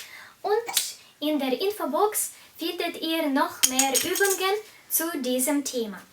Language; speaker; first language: German; non-native, fluent; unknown